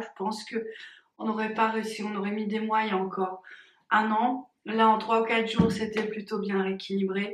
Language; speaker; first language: French; native; French